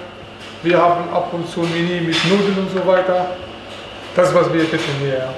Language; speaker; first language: German; non-native, learner; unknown